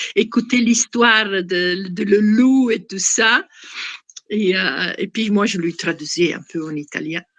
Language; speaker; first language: French; non-native, fluent; Italian